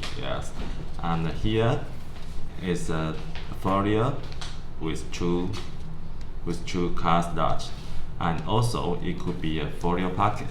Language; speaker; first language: English; non-native, learner; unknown